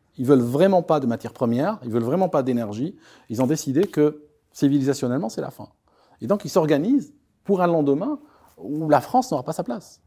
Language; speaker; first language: French; non-native, local second language; Arabic